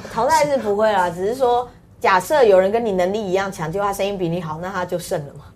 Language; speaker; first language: Chinese; non-native, local second language; Hakka Chinese